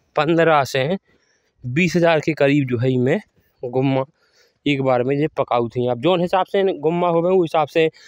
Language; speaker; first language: Hindi; native; Hindi